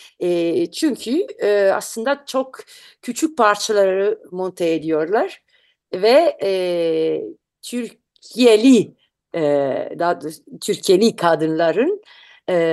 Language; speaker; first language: Turkish; non-native, learner; Italian